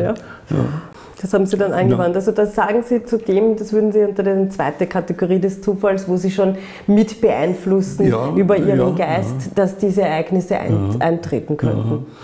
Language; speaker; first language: German; native; German